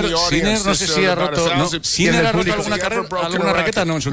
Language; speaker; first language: Spanish; native; Spanish